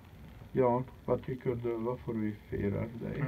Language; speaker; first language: Swedish; non-native, fluent; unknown